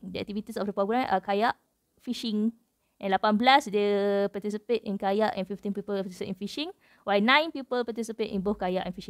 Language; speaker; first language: English; non-native, local second language; Malay